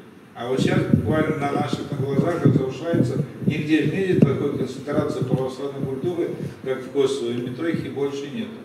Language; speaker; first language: Russian; native; Russian